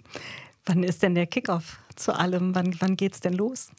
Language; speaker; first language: German; native; German